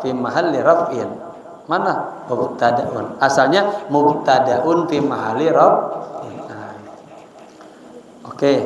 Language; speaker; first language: Arabic; non-native, fluent; Indonesian